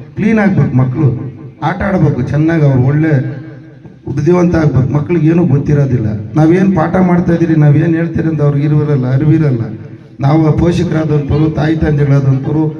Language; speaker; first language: Kannada; non-native, local second language; Telugu